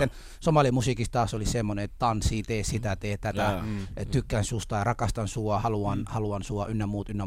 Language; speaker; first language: Finnish; early bilingual, other home language; Somali